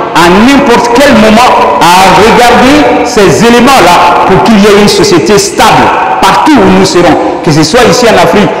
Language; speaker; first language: French; non-native, local second language; Dyula